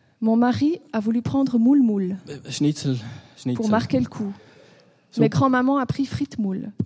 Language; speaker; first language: French; native; French